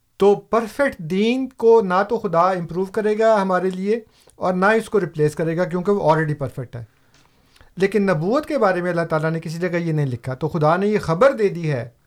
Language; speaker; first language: Urdu; non-native, local second language; Punjabi